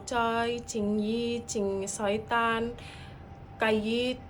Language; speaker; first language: Chinese; non-native, learner; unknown